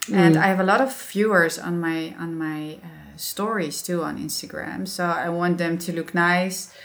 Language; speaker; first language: English; non-native, fluent; Dutch